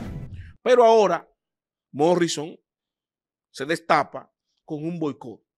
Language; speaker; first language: Spanish; native; Spanish